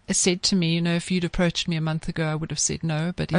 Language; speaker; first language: English; native; English